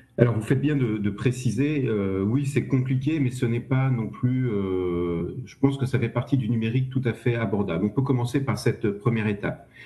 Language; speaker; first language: French; native; French